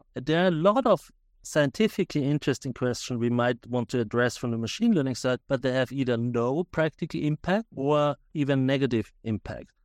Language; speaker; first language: English; non-native, fluent; German